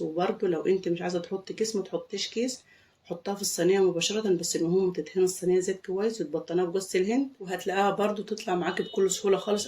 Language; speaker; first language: Arabic; native; Arabic